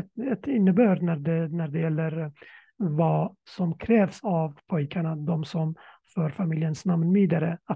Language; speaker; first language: Swedish; non-native, fluent; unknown